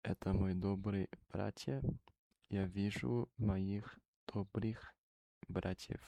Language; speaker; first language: Russian; non-native, learner; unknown